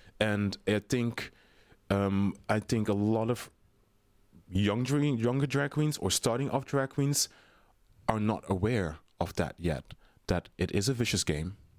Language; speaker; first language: English; non-native, fluent; Dutch